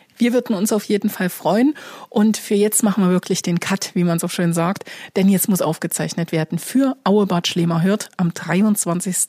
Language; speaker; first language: German; native; German